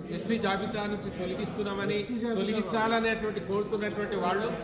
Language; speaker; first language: Telugu; non-native, local second language; Lambadi